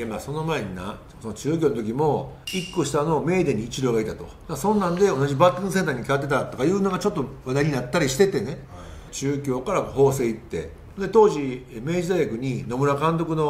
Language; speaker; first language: Japanese; native; Japanese